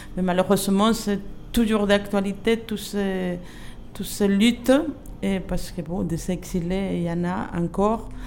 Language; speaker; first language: French; non-native, fluent; Spanish